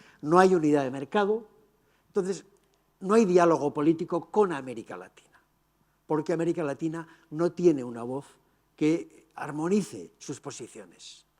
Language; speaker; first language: Spanish; native; Spanish